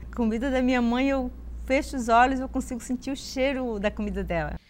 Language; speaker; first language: Portuguese; native; Portuguese